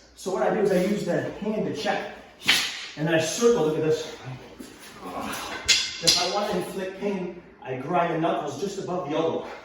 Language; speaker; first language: English; native; English